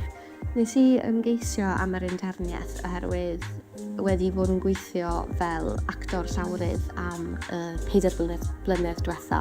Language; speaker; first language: Welsh; native; Welsh